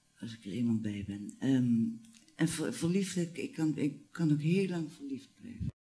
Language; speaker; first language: Dutch; native; Dutch